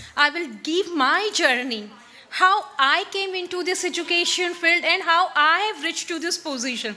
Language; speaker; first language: English; non-native, local second language; Marathi